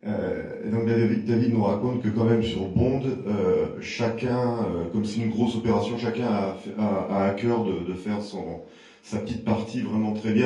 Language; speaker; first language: French; native; French